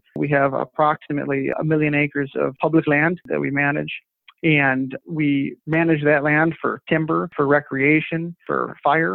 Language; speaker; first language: English; native; English